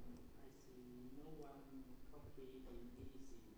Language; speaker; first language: English; non-native, learner; Vietnamese